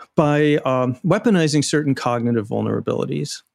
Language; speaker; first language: English; native; English